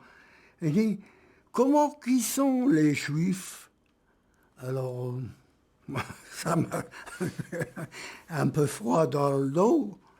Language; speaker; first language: French; early bilingual, other home language; German